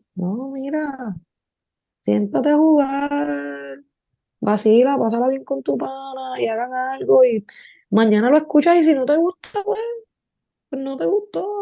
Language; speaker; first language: Spanish; native; Spanish